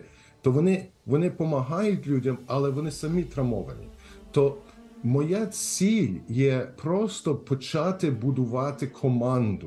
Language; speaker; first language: Ukrainian; early bilingual, heritage; Ukrainian